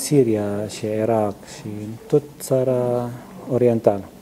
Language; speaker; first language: Romanian; non-native, learner; Arabic